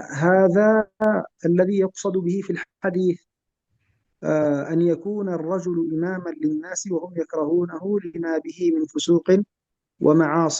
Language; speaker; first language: Arabic; native; Arabic